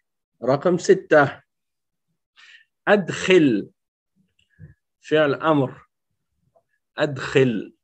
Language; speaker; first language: Arabic; non-native, fluent; French